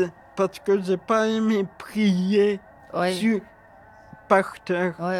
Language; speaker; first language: French; early bilingual, other home language; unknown